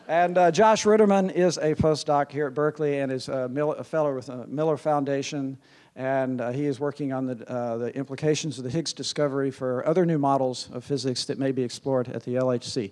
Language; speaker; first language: English; native; English